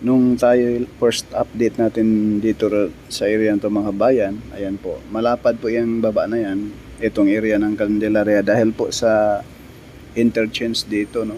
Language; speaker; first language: Filipino; native; Filipino